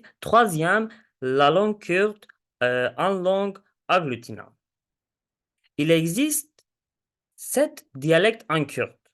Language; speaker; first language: French; non-native, learner; Kurdish